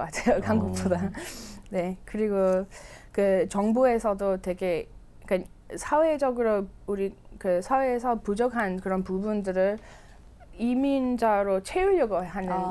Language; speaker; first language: Korean; non-native, fluent; English